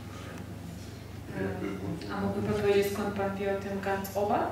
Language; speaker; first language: Polish; non-native, fluent; Georgian